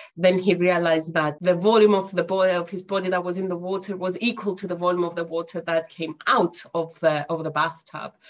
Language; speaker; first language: English; non-native, fluent; Greek